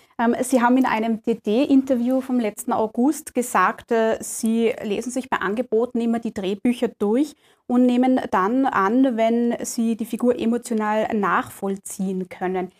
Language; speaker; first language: German; native; German